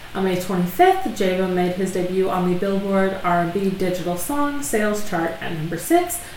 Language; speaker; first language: English; native; English